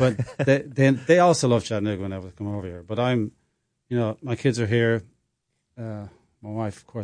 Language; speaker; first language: English; native; English